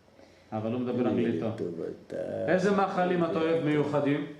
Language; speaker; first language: Hebrew; native; Hebrew